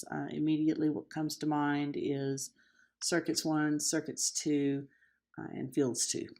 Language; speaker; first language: English; native; English